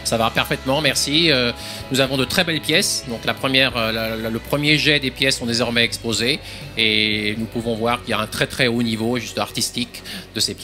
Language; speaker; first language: French; native; French